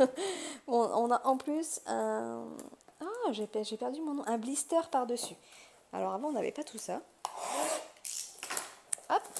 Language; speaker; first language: French; native; French